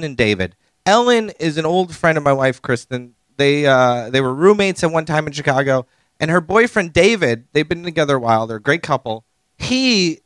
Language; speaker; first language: English; native; English